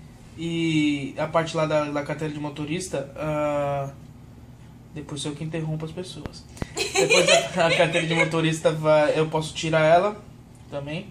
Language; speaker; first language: Portuguese; native; Portuguese